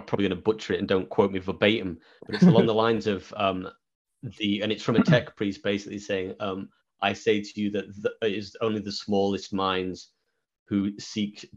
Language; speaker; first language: English; native; English